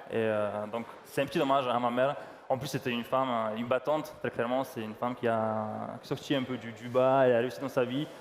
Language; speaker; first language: French; non-native, fluent; Polish